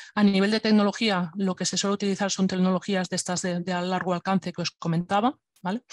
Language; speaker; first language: Spanish; non-native, local second language; Catalan